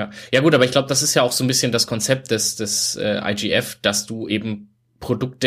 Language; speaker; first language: German; native; German